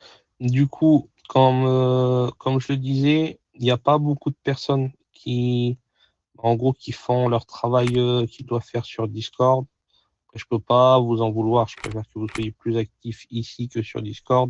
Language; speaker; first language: French; native; French